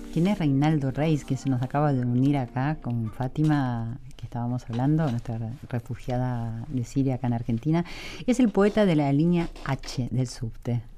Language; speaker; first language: Spanish; native; Spanish